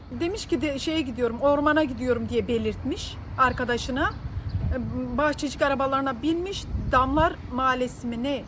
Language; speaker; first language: Turkish; native; Turkish